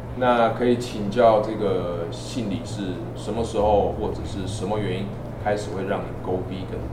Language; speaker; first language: Chinese; native; Chinese